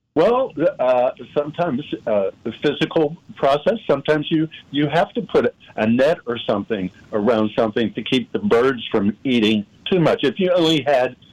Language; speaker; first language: English; native; English